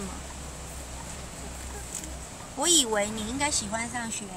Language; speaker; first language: Chinese; native; Chinese